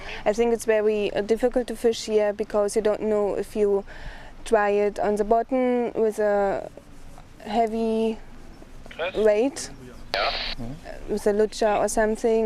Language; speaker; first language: English; non-native, fluent; German